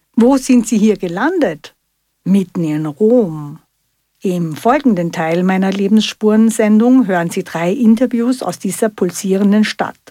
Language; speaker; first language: German; native; German